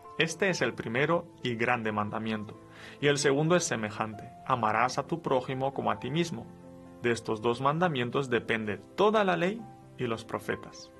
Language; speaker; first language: Spanish; non-native, fluent; Romanian